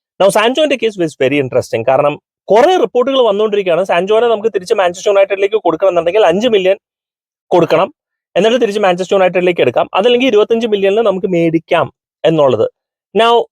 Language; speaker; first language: Malayalam; native; Malayalam